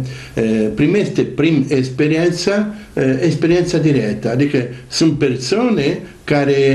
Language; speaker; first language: Romanian; non-native, learner; Italian